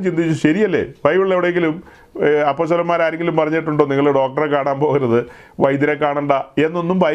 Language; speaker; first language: Malayalam; native; Malayalam